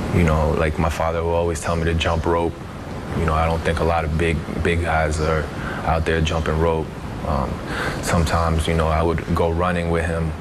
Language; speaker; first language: English; early bilingual, other home language; French